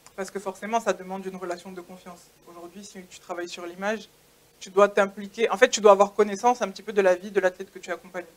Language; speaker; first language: French; native; French